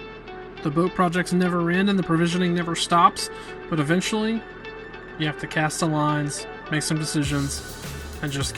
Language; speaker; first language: English; native; English